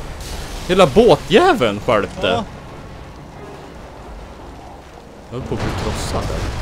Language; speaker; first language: Swedish; native; Swedish